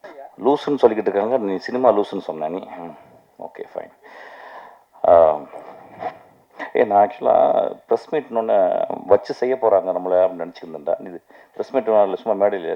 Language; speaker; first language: Tamil; native; Tamil